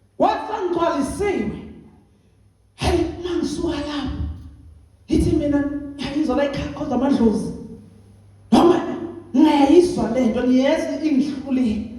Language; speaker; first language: Zulu; native; Zulu